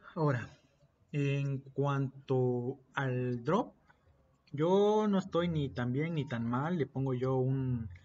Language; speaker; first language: Spanish; native; Spanish